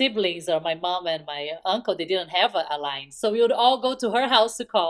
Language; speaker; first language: English; non-native, fluent; Portuguese